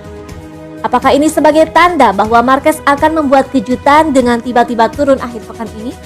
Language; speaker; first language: Indonesian; native; Indonesian